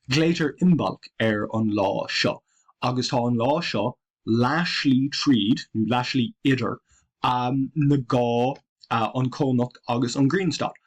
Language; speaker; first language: Irish; non-native, local second language; English